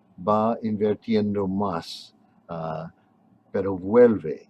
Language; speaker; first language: Spanish; non-native, fluent; English